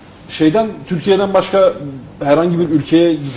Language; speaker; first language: Turkish; native; Turkish